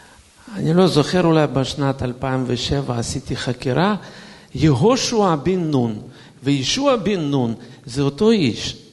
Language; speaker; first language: Hebrew; non-native, fluent; Russian